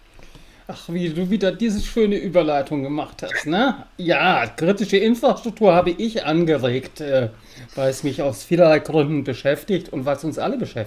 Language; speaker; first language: German; native; German